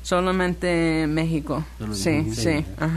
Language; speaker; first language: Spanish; non-native, learner; English